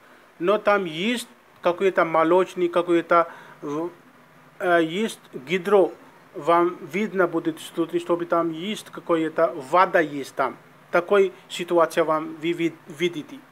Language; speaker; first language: Russian; non-native, learner; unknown